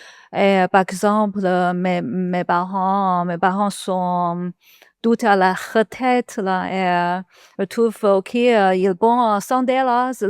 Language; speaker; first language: French; non-native, learner; Chinese